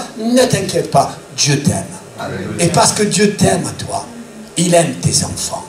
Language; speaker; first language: French; native; French